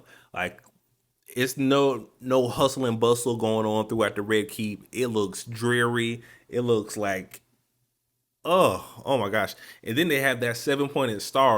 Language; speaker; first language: English; native; English